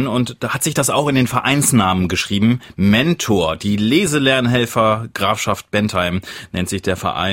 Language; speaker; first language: German; native; German